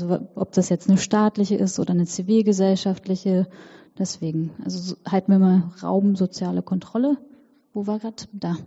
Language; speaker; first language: German; native; German